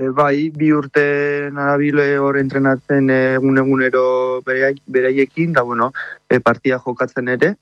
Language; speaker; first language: Basque; non-native, local second language; Spanish